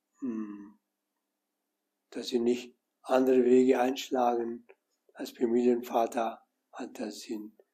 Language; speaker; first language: German; non-native, learner; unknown